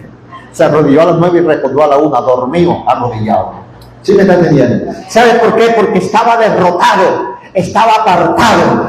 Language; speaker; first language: Spanish; native; Spanish